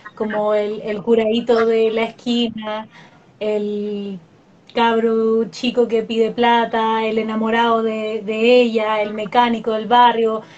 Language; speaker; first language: Spanish; native; Spanish